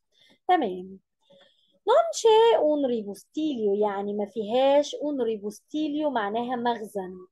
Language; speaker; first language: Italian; non-native, fluent; Arabic